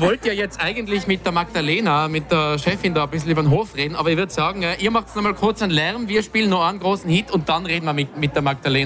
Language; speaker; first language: German; native; German